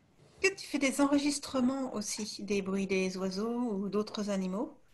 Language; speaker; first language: French; native; French